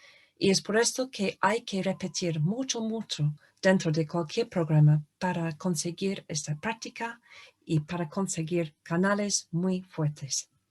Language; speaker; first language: Spanish; non-native, fluent; English